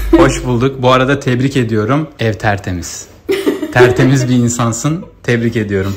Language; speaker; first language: Turkish; native; Turkish